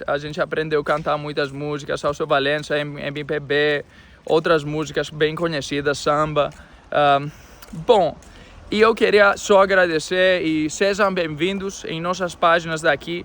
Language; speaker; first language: Portuguese; non-native, fluent; Greek